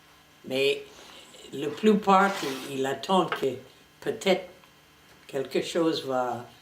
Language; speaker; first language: French; non-native, fluent; English